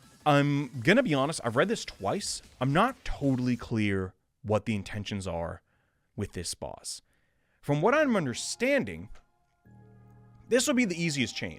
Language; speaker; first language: English; native; English